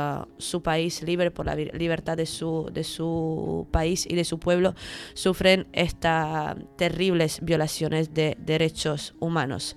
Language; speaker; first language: Spanish; native; Spanish